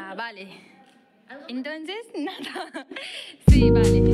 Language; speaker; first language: Spanish; non-native, learner; Hindi